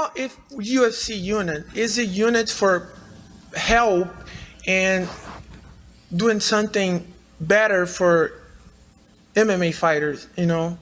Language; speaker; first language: English; non-native, learner; Portuguese